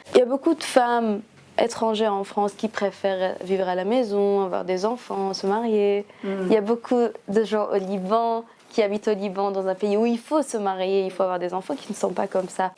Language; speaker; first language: French; non-native, local second language; Arabic